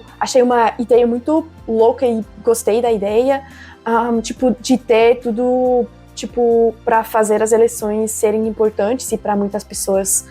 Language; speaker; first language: Portuguese; non-native, fluent; German